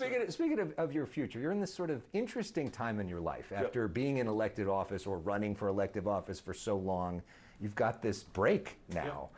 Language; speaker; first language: English; native; English